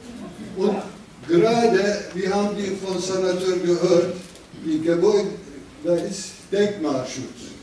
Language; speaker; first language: German; non-native, learner; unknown